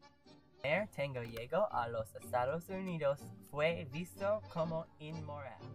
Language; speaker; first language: Spanish; non-native, learner; English